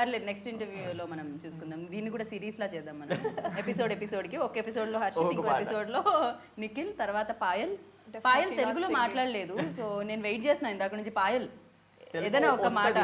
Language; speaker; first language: Telugu; native; Telugu